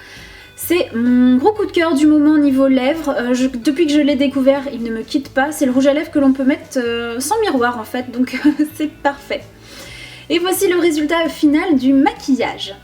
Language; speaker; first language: French; native; French